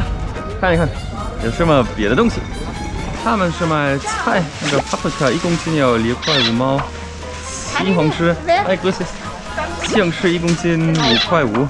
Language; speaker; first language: Chinese; non-native, fluent; German